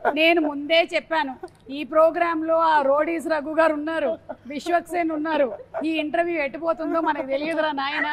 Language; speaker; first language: Telugu; native; Telugu